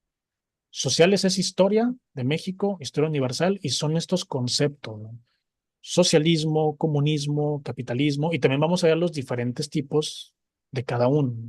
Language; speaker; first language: Spanish; native; Spanish